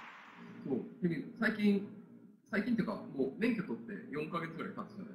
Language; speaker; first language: Japanese; native; Japanese